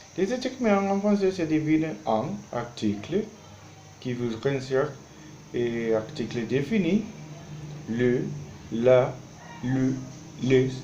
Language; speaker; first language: French; non-native, learner; Spanish